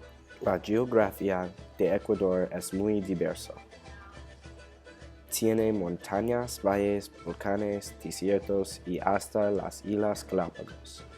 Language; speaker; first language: Spanish; non-native, learner; English